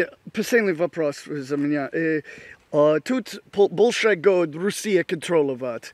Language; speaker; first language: Russian; non-native, learner; English